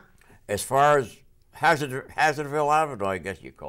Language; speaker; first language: English; native; English